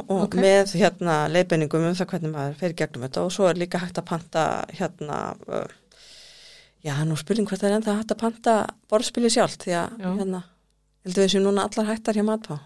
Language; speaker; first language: Icelandic; native; Icelandic